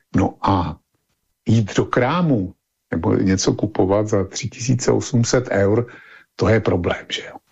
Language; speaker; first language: Czech; native; Czech